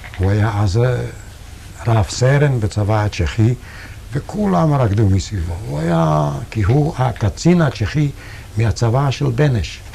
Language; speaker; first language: Hebrew; non-native, fluent; Yiddish